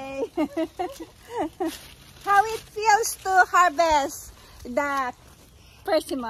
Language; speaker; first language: English; non-native, local second language; Filipino